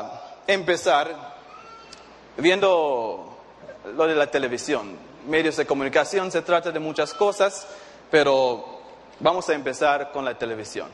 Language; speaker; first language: Spanish; non-native, fluent; English